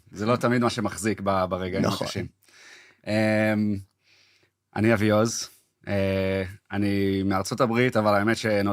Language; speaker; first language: Hebrew; early bilingual, heritage; English